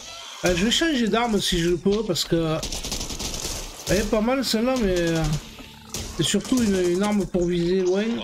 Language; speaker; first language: French; native; French